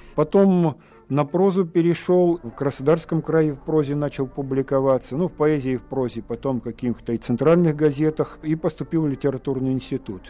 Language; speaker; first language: Russian; native; Russian